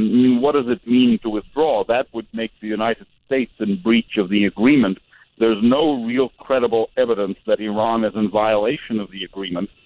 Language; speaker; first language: English; non-native, fluent; Arabic